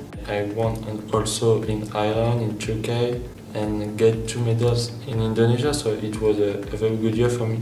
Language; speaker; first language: English; non-native, fluent; French